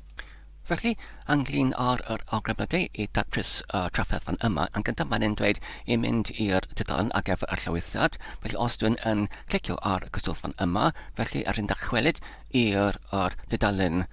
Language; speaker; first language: Welsh; non-native, learner; Polish